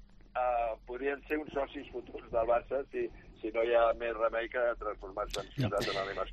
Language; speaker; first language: Catalan; native; Catalan